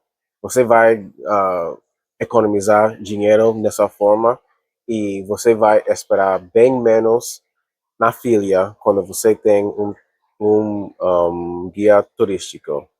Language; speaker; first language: Portuguese; non-native, learner; English